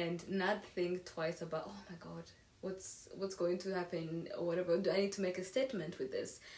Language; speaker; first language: English; non-native, local second language; Kinyarwanda